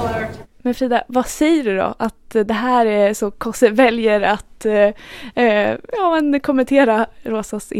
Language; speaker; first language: Swedish; native; Swedish